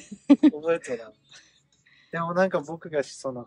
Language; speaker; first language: Japanese; early bilingual, heritage; English